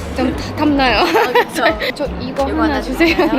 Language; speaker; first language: Korean; non-native, fluent; Estonian